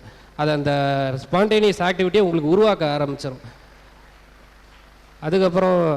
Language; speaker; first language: Tamil; native; Tamil